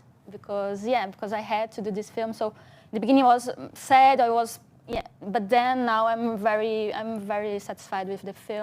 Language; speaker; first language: English; non-native, fluent; Portuguese